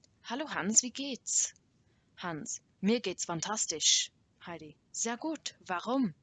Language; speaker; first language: German; non-native, learner; English